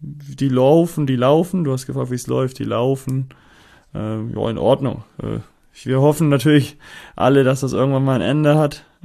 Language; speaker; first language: German; native; German